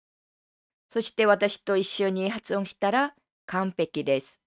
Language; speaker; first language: Japanese; non-native, fluent; Korean